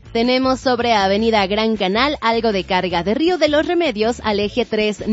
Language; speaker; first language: Spanish; native; Spanish